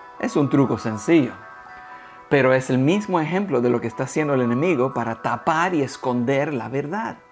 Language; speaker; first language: Spanish; early bilingual, heritage; Spanish